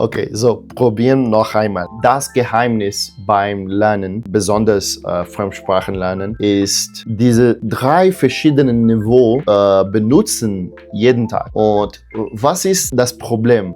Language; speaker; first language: German; non-native, learner; Portuguese